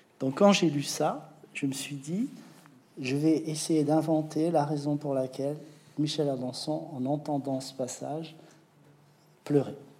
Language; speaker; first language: French; native; French